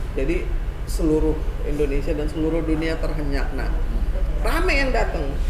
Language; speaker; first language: Indonesian; native; Indonesian